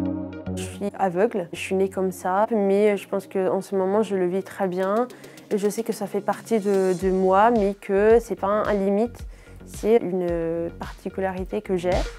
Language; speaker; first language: French; non-native, fluent; Italian